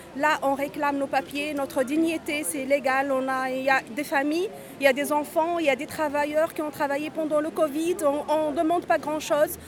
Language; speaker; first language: French; non-native, local second language; Arabic